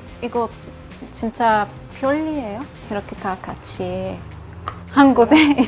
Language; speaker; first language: Korean; non-native, learner; Arabic